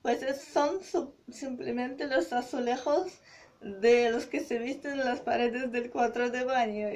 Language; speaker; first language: Spanish; non-native, fluent; Russian